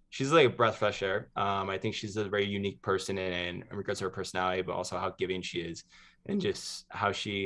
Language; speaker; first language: English; native; English